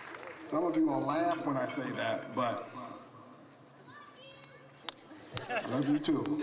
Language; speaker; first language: English; native; English